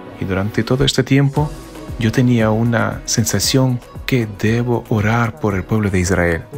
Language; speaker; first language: Spanish; non-native, fluent; Ukrainian